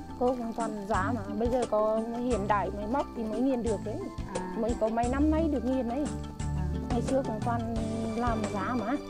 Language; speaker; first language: Vietnamese; non-native, local second language; Tày